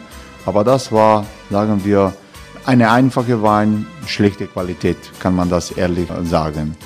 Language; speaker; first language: German; non-native, learner; Croatian